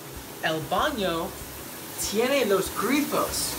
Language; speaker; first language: Spanish; non-native, learner; English